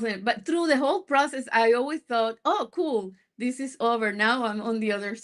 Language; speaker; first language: English; non-native, fluent; Spanish